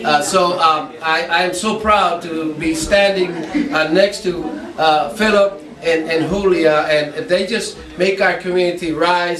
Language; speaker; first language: English; non-native, fluent; Spanish